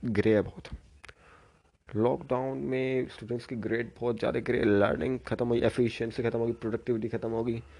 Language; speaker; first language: Hindi; native; Hindi